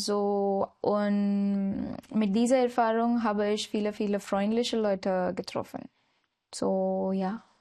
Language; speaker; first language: German; non-native, learner; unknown